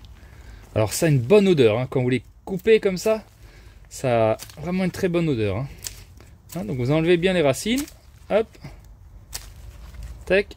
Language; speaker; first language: French; native; French